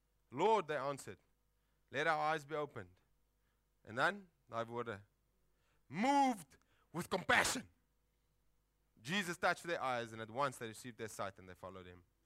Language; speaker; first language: English; non-native, local second language; Afrikaans